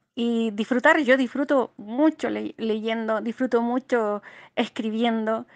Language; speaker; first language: Spanish; native; Spanish